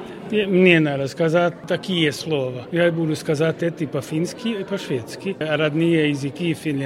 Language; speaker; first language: Russian; non-native, fluent; Finnish